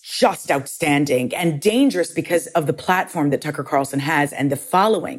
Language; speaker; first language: English; native; English